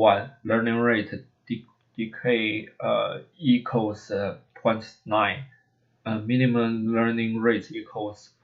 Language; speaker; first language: English; non-native, learner; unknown